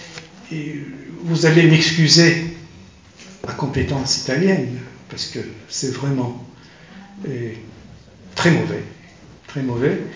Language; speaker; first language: French; non-native, fluent; Turkish